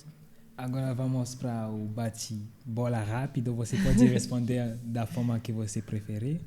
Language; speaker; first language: Portuguese; non-native, fluent; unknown